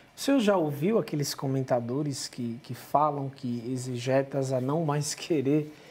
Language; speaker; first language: Portuguese; native; Portuguese